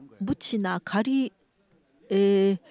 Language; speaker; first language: Japanese; non-native, fluent; Korean